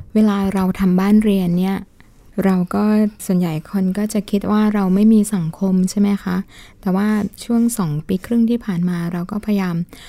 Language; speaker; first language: Thai; native; Thai